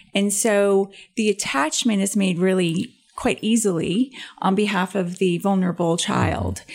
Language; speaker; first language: English; native; English